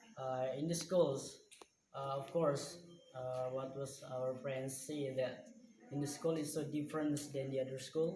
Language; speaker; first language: English; non-native, learner; Indonesian